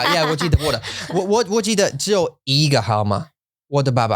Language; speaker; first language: Chinese; non-native, learner; English